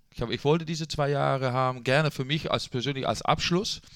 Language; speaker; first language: German; non-native, fluent; Dutch